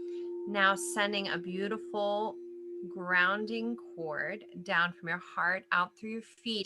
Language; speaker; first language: English; native; English